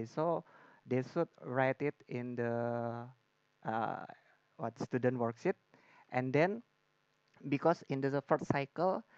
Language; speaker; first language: English; non-native, learner; Indonesian